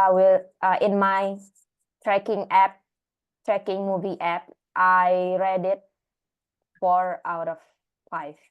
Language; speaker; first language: English; non-native, learner; Indonesian